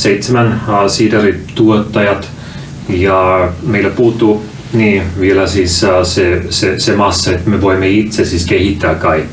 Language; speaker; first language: Finnish; non-native, fluent; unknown